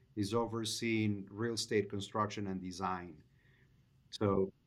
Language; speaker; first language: English; non-native, fluent; Spanish